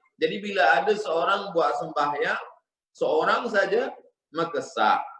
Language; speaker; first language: Malay; native; Malay